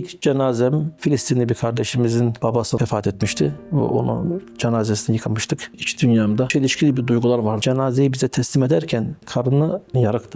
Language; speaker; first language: Turkish; early bilingual, heritage; Turkish